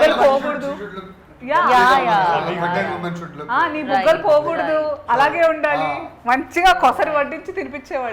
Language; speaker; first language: Telugu; native; Telugu